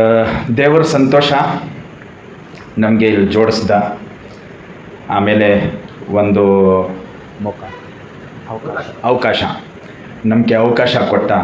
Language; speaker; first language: Kannada; non-native, learner; Urdu